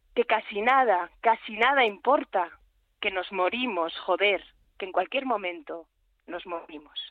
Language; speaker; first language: Spanish; native; Spanish